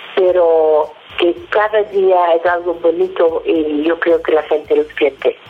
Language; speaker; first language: Spanish; non-native, fluent; Dutch